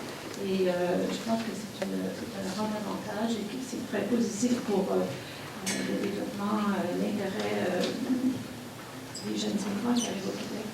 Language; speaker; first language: French; native; French